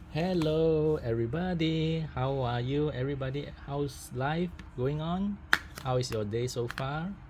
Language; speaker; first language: English; non-native, local second language; Malay